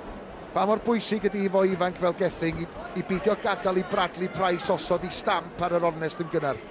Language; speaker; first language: Welsh; native; Welsh